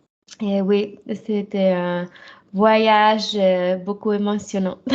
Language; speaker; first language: French; non-native, fluent; German